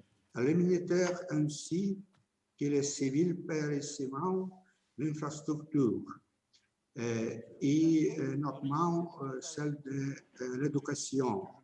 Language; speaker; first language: French; non-native, fluent; Ukrainian